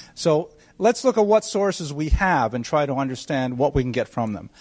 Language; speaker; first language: English; native; English